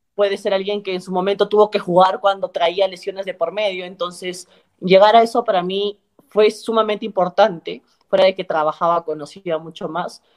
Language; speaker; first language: Spanish; native; Spanish